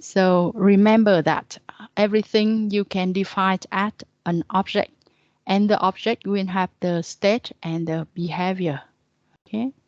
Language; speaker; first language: English; non-native, fluent; Vietnamese